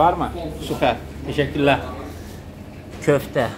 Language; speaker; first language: Turkish; non-native, fluent; Russian